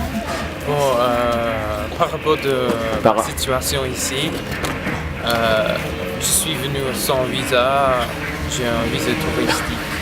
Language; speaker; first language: French; non-native, fluent; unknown